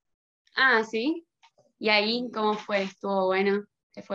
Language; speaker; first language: Spanish; native; Spanish